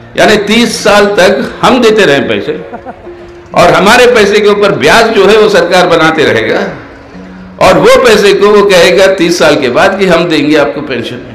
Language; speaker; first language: Hindi; non-native, local second language; Telugu